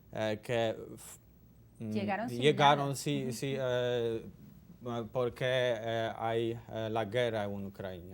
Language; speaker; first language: Spanish; non-native, learner; Polish